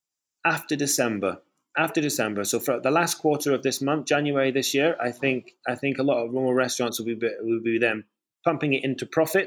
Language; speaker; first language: English; native; English